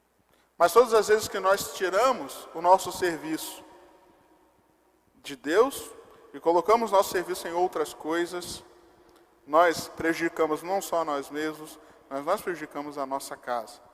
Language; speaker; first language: Portuguese; native; Portuguese